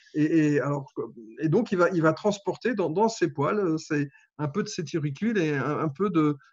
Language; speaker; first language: French; native; French